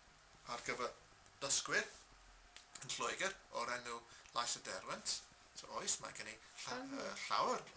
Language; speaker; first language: Welsh; non-native, learner; English